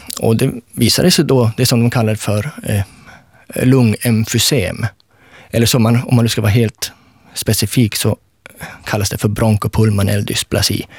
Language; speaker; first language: Swedish; native; Swedish